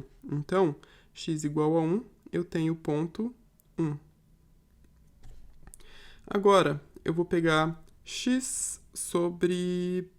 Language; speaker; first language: Portuguese; native; Portuguese